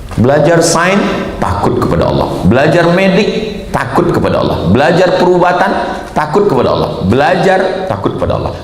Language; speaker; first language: Malay; native; Malay